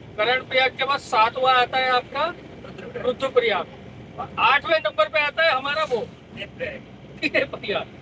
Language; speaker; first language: Hindi; non-native, local second language; Bangla